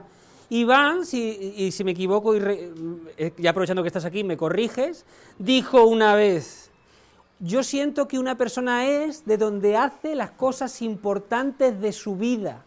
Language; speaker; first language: Spanish; native; Spanish